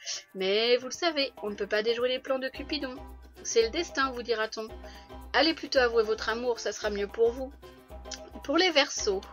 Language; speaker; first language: French; native; French